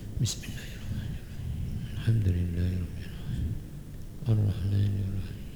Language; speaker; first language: Arabic; non-native, fluent; Malay